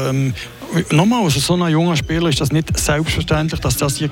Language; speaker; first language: German; native; German